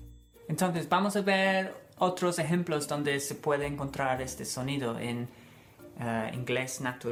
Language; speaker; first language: Spanish; non-native, fluent; English